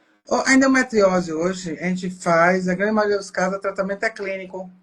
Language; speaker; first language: Portuguese; native; Portuguese